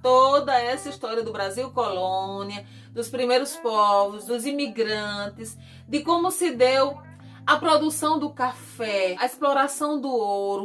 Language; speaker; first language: Portuguese; native; Portuguese